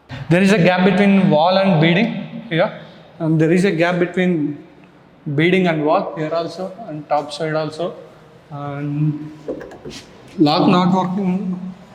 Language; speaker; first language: English; non-native, local second language; Telugu